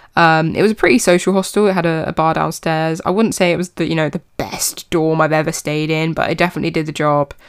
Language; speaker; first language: English; native; English